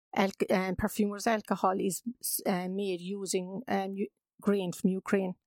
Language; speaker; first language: English; native; English